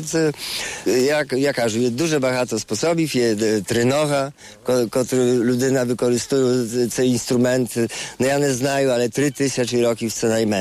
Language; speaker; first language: Ukrainian; non-native, fluent; Polish